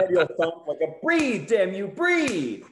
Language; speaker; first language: English; native; English